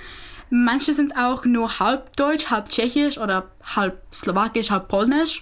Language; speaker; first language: German; non-native, fluent; Czech